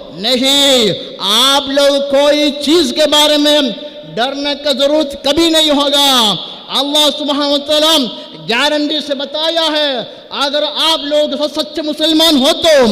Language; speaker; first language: Hindi; non-native, local second language; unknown